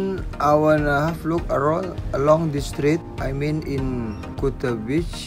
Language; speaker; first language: English; non-native, learner; Indonesian